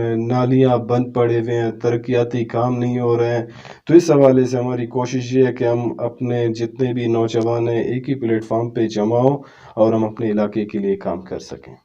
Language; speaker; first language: Urdu; non-native, local second language; Brahui